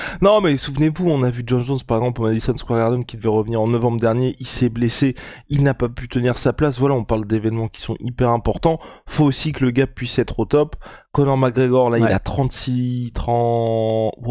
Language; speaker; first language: French; native; French